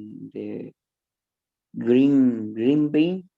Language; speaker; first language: English; non-native, learner; Spanish